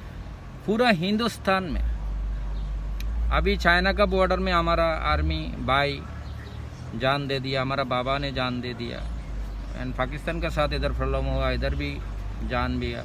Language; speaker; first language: Hindi; non-native, local second language; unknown